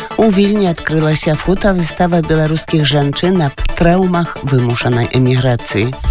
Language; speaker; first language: Belarusian; native; Belarusian